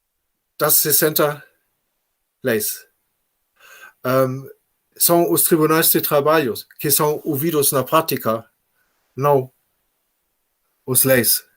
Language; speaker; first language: Portuguese; non-native, fluent; German